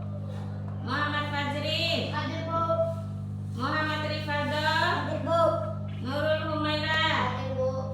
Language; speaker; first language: Indonesian; native; Indonesian